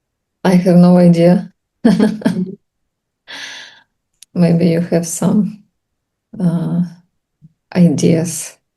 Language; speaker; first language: English; non-native, learner; Russian